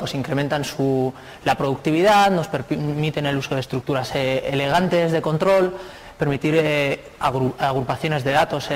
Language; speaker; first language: Spanish; native; Spanish